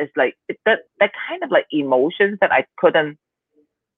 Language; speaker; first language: English; non-native, local second language; Cantonese